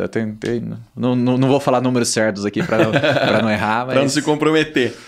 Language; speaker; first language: Portuguese; native; Portuguese